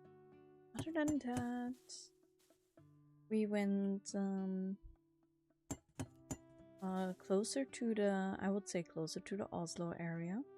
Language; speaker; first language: English; non-native, fluent; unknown